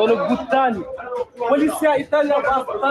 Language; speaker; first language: Italian; non-native, learner; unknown